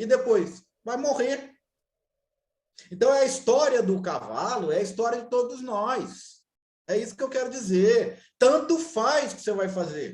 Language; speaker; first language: Portuguese; native; Portuguese